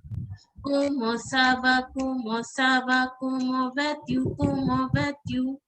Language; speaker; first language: French; non-native, fluent; Hindi